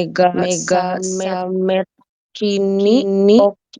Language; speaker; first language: Japanese; non-native, learner; Indonesian